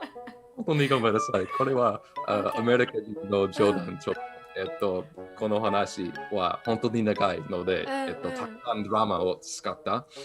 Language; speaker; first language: Japanese; non-native, learner; English